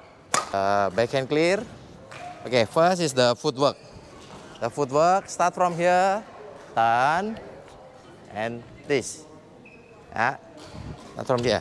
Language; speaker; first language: English; non-native, fluent; Indonesian